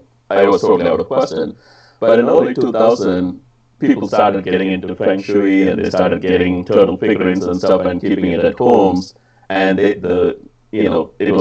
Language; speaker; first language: English; non-native, local second language; Tamil